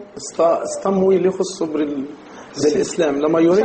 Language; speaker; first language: Spanish; non-native, learner; Arabic